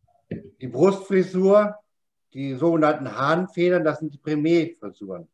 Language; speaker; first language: German; native; German